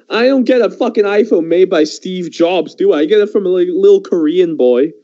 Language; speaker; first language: English; early bilingual, other home language; Persian